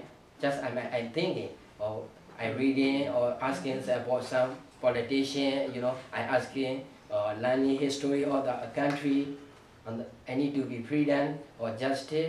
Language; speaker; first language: English; non-native, learner; Burmese